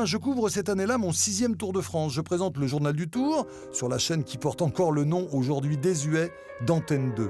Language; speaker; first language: French; native; French